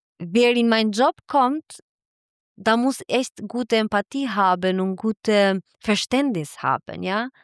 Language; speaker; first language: German; non-native, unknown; Albanian